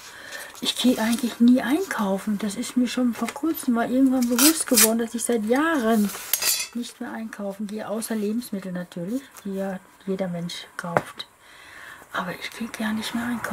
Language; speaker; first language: German; native; German